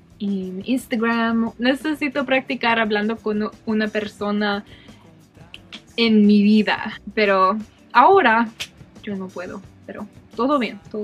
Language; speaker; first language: Spanish; non-native, learner; English